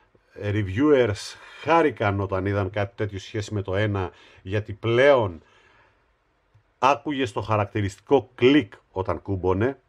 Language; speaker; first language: Greek; native; Greek